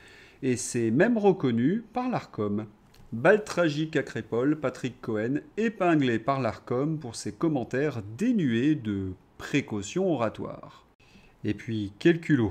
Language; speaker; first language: French; native; French